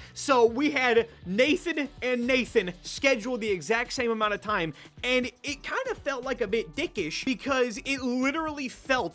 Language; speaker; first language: English; native; English